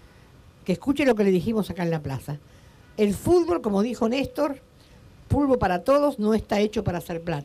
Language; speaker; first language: Spanish; native; Spanish